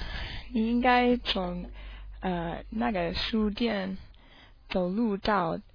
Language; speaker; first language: Chinese; non-native, learner; English